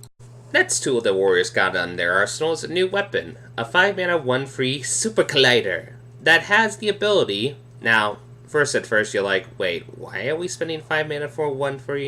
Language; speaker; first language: English; native; English